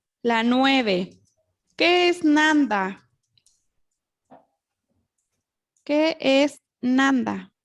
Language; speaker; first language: Spanish; native; Spanish